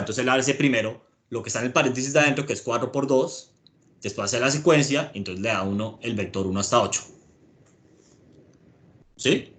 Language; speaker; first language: Spanish; native; Spanish